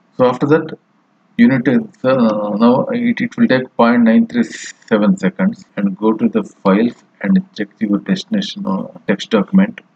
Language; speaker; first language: English; non-native, local second language; Telugu